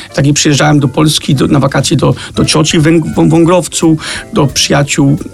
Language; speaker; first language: Polish; early bilingual, heritage; Danish